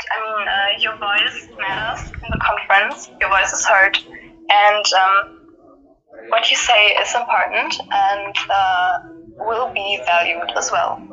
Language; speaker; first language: English; non-native, fluent; German